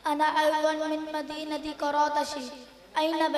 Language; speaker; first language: Arabic; non-native, learner; Urdu